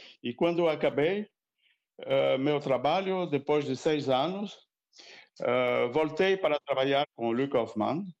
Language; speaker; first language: Portuguese; non-native, fluent; French